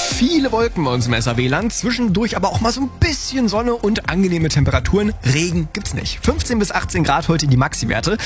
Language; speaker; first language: German; native; German